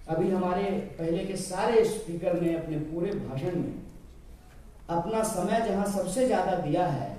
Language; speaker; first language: Hindi; native; Hindi